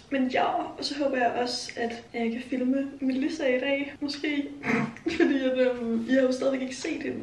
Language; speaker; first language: Danish; native; Danish